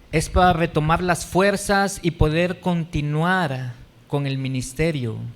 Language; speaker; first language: Spanish; native; Spanish